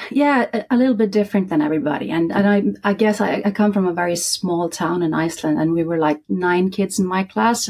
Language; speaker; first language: English; non-native, fluent; Icelandic